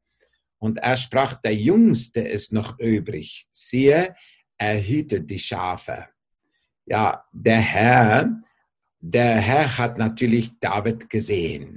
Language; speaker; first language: German; non-native, fluent; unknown